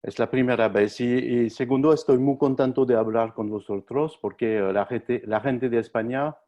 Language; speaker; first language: Spanish; non-native, learner; French